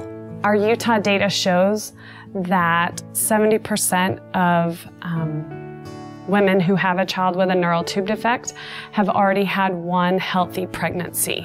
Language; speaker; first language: English; native; English